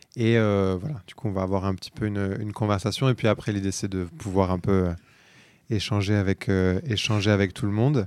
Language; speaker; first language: French; native; French